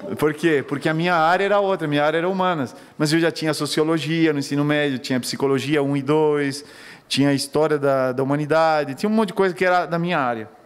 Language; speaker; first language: Portuguese; non-native, fluent; Spanish